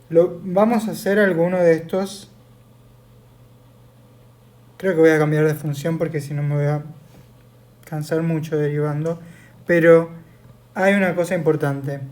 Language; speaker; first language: Spanish; native; Spanish